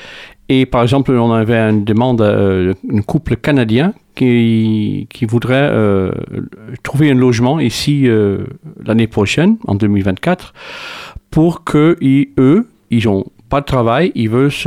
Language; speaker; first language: French; non-native, fluent; Dutch